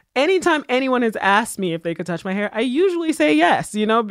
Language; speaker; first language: English; early bilingual, other home language; Haitian Creole